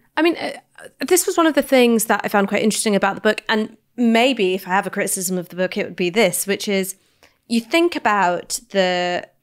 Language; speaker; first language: English; native; English